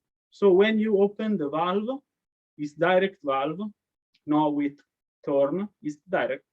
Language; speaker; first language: English; non-native, learner; Italian